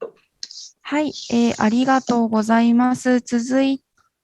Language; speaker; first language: Japanese; native; Japanese